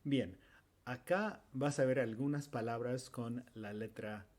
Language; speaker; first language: Spanish; non-native, fluent; English